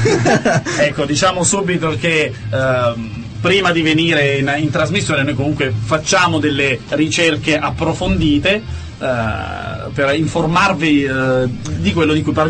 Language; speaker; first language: Italian; native; Italian